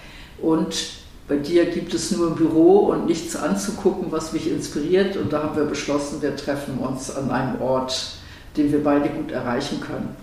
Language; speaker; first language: German; native; German